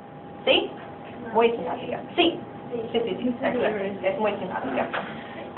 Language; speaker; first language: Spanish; non-native, fluent; English